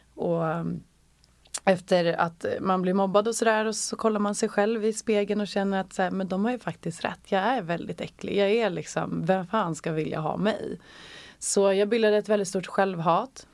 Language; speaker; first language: Swedish; native; Swedish